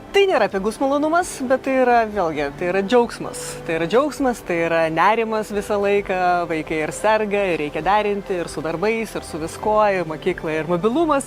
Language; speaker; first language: Lithuanian; early bilingual, other home language; Russian